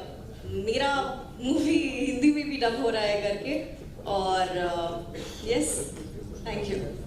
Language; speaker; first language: Hindi; non-native, local second language; Kannada